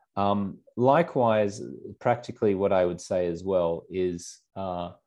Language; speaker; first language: English; native; English